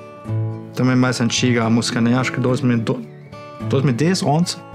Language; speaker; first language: Portuguese; non-native, fluent; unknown